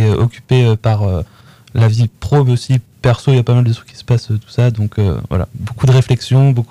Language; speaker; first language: French; native; French